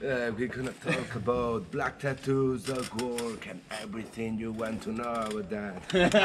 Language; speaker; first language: English; non-native, learner; Spanish